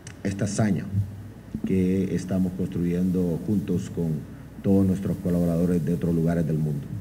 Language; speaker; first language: Spanish; native; Spanish